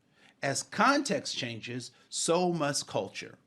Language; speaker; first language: English; native; English